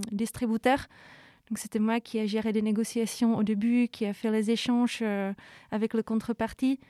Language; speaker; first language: French; non-native, fluent; Czech